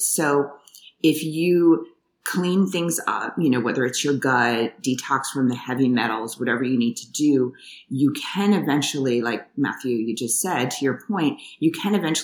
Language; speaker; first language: English; native; English